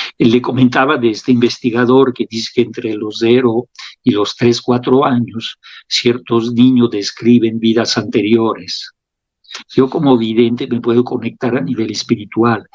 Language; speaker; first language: Spanish; non-native, fluent; French